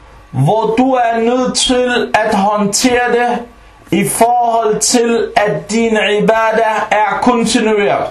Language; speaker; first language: Danish; early bilingual, other home language; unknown